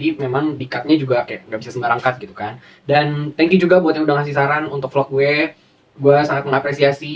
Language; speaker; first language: Indonesian; native; Indonesian